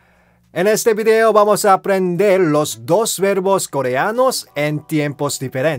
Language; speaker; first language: Spanish; non-native, fluent; Korean